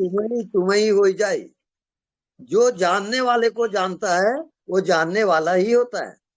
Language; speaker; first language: Hindi; native; Hindi